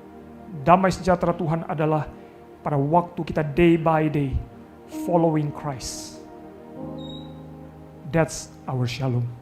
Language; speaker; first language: Indonesian; native; Indonesian